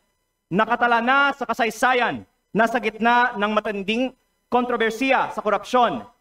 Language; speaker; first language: Filipino; native; Filipino